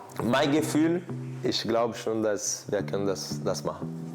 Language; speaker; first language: German; non-native, fluent; Portuguese